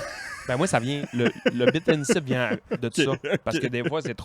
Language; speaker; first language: French; native; French